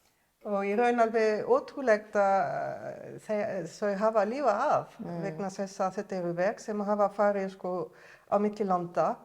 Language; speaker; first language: Icelandic; non-native, fluent; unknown